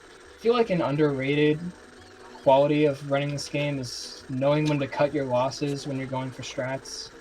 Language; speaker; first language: English; native; English